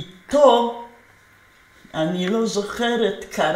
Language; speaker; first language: Hebrew; non-native, fluent; Polish